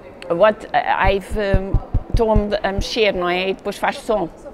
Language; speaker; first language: Portuguese; native; Portuguese